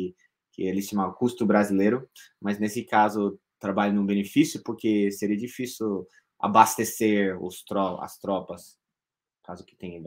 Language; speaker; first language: Portuguese; non-native, fluent; English